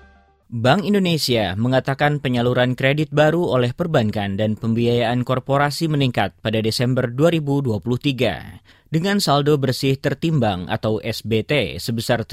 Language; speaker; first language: Indonesian; native; Indonesian